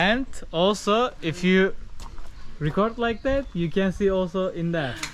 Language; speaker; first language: English; non-native, learner; Turkish